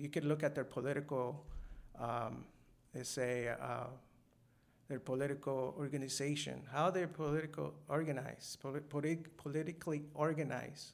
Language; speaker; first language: English; non-native, fluent; Spanish